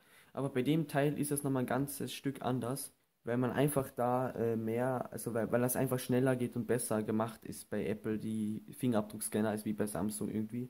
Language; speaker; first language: German; native; German